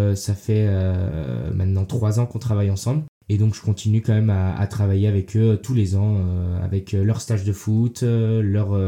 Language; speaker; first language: French; early bilingual, heritage; French